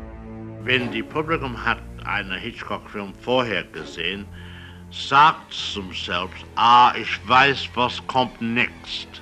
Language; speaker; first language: German; non-native, learner; English